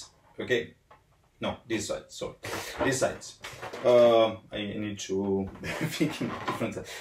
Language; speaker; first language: English; non-native, learner; Italian